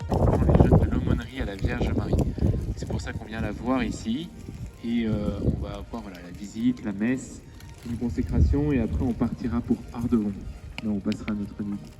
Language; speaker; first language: French; native; French